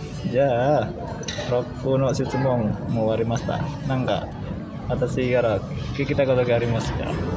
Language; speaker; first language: Japanese; non-native, learner; Indonesian